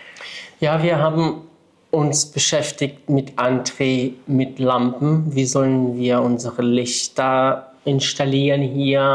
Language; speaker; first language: German; non-native, fluent; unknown